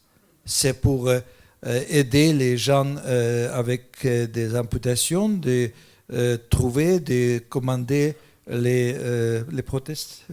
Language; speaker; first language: French; non-native, fluent; Russian